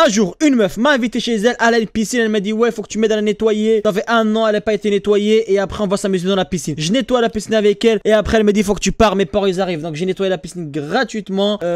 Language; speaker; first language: French; early bilingual, other home language; Arabic